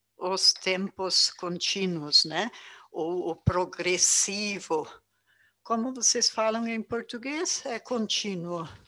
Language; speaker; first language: Portuguese; non-native, fluent; German